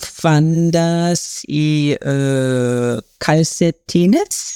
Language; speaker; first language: Spanish; non-native, learner; English